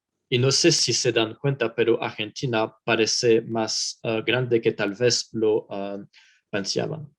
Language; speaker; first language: Spanish; non-native, fluent; French